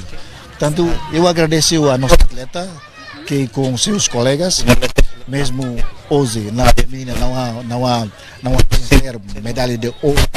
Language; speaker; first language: Portuguese; non-native, local second language; Tetum